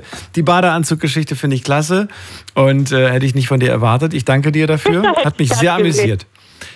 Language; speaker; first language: German; native; German